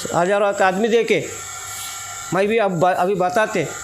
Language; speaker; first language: Hindi; non-native, local second language; Telugu